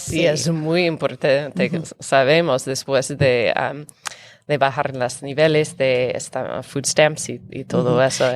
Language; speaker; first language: Spanish; non-native, fluent; English